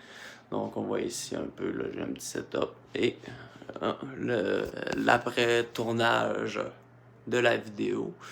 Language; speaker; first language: French; native; French